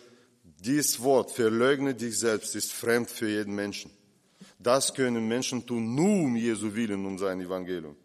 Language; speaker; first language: German; non-native, fluent; Russian